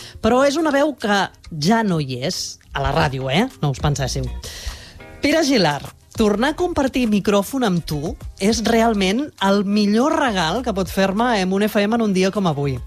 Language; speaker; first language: Catalan; native; Catalan